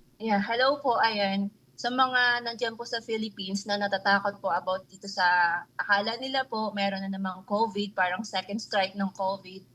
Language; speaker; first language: Filipino; native; Filipino